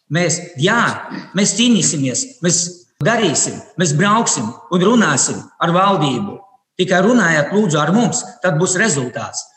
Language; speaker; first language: Latvian; non-native, local second language; Russian